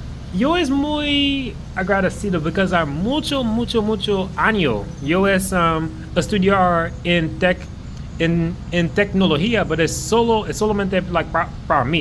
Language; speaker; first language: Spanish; non-native, learner; English